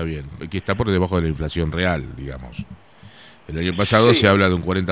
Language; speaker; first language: Spanish; native; Spanish